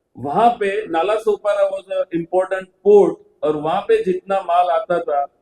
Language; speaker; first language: Hindi; non-native, local second language; Marathi